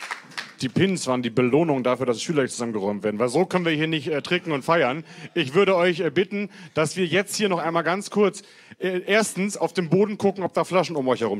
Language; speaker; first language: German; native; German